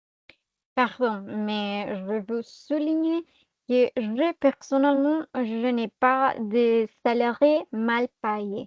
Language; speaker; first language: French; non-native, fluent; Spanish